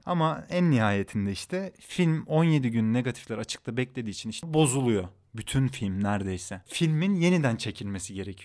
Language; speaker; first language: Turkish; native; Turkish